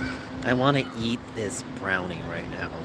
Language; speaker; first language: English; native; English